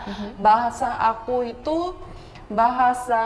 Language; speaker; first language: Indonesian; early bilingual, other home language; Korean